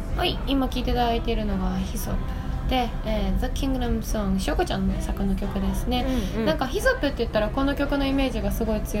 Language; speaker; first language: Japanese; native; Japanese